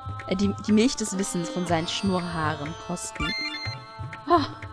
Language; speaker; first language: German; native; German